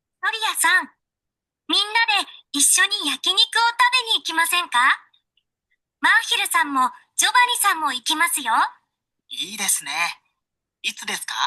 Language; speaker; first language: Japanese; non-native, learner; Sinhala